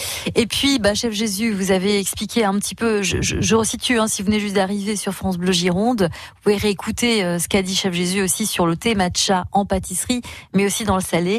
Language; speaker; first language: French; native; French